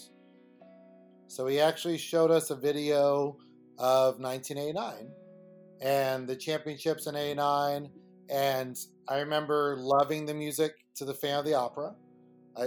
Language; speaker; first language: English; native; English